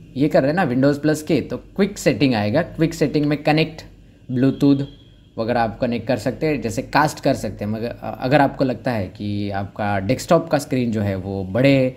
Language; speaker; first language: Hindi; non-native, local second language; Marathi